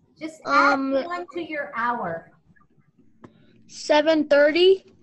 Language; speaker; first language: English; native; English